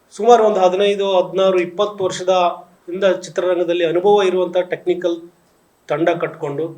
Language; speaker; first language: Kannada; native; Kannada